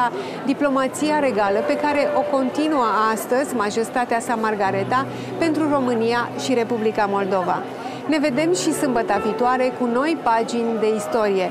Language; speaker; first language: Romanian; native; Romanian